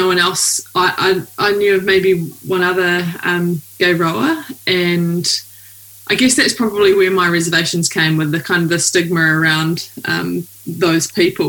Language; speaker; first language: English; native; English